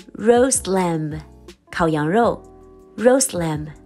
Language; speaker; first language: English; non-native, fluent; Chinese